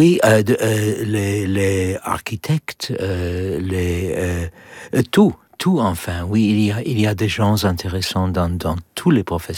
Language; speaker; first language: French; non-native, learner; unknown